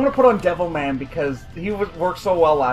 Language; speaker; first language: English; native; English